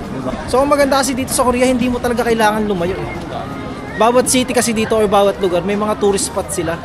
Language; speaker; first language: Filipino; native; Filipino